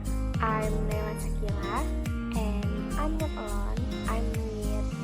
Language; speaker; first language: English; non-native, learner; Indonesian